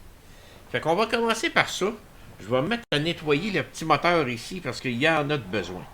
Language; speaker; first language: French; native; French